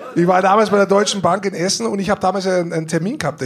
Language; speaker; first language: German; native; German